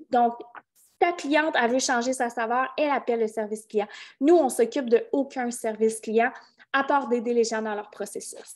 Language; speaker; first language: French; native; French